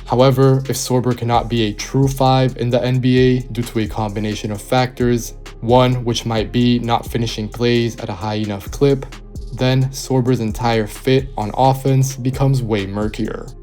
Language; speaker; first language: English; native; English